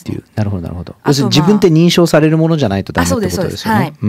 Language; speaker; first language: Japanese; native; Japanese